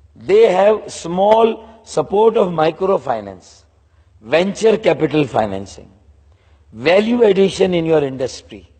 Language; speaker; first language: English; non-native, local second language; Urdu